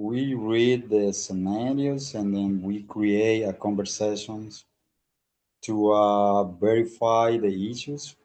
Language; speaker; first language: English; non-native, fluent; Spanish